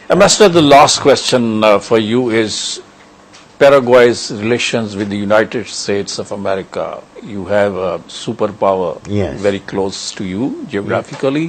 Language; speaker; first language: English; non-native, local second language; Urdu